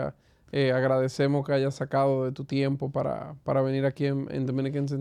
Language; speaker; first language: Spanish; native; Spanish